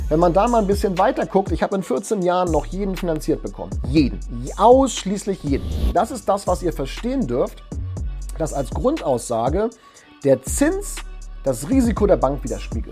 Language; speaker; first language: German; native; German